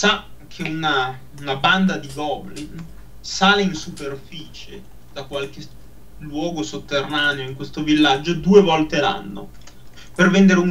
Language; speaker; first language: Italian; native; Italian